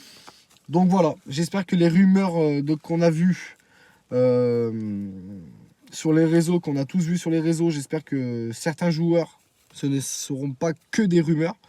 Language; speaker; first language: French; native; French